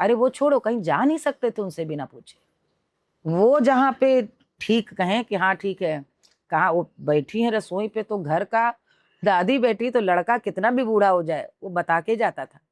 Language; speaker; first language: Hindi; native; Hindi